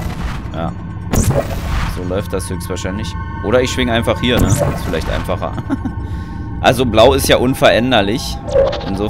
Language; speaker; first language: German; native; German